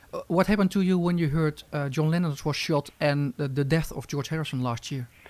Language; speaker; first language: English; non-native, fluent; Dutch